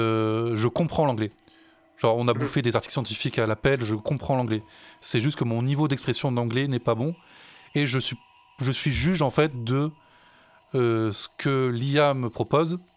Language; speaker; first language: French; native; French